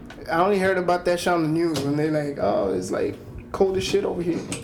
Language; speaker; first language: English; early bilingual, other home language; Spanish